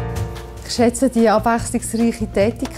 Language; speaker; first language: German; native; German